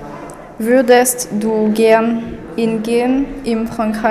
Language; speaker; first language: German; non-native, learner; French